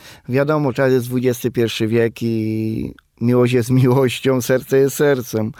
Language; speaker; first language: Polish; non-native, local second language; Romany